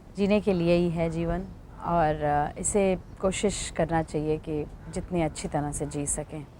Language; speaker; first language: Hindi; non-native, local second language; Punjabi